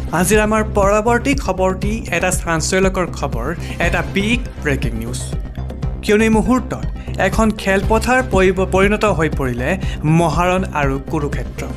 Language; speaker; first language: Assamese; non-native, local second language; Bangla